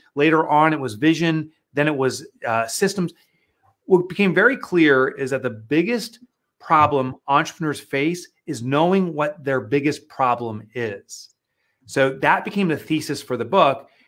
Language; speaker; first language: English; native; English